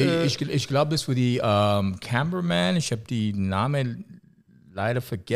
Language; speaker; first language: German; non-native, learner; English